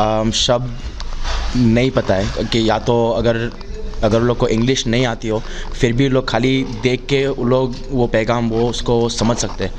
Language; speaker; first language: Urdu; early bilingual, heritage; Urdu